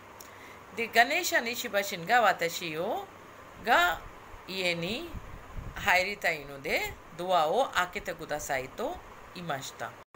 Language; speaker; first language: Japanese; non-native, fluent; Hindi